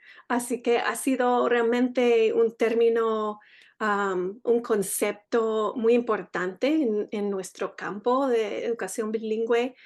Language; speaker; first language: Spanish; early bilingual, heritage; Spanish